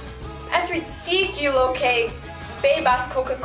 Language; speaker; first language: Spanish; non-native, learner; English